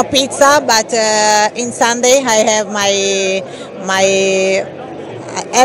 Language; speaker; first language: English; non-native, learner; Italian